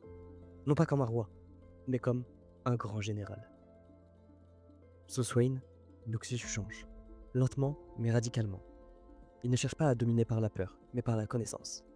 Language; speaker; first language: French; native; French